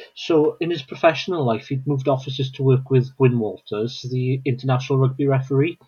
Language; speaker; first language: English; non-native, local second language; Welsh